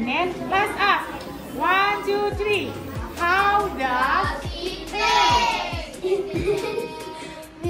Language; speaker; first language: English; non-native, fluent; Indonesian